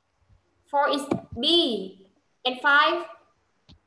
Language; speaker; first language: English; non-native, fluent; Vietnamese